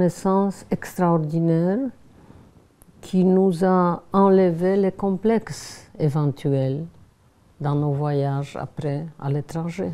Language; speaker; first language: French; non-native, fluent; Polish